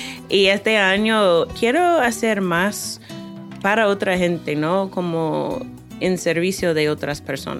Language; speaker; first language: Spanish; non-native, fluent; English